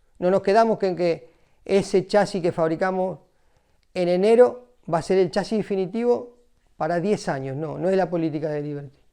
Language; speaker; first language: Spanish; native; Spanish